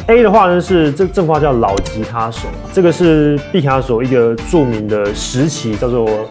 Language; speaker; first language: Chinese; native; Chinese